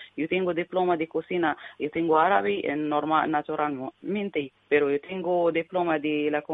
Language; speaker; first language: Spanish; non-native, learner; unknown